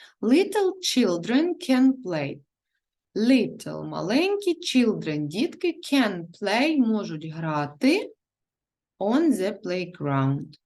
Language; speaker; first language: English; non-native, learner; Ukrainian